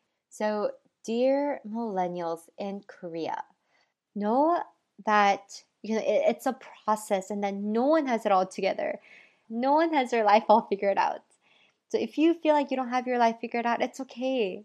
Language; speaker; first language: English; early bilingual, other home language; Korean